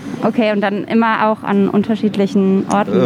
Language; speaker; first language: German; native; German